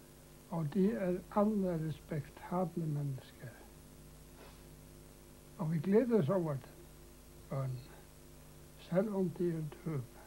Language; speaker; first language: Danish; non-native, local second language; Faroese